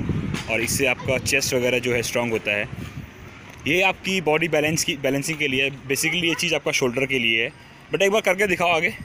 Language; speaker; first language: Hindi; native; Hindi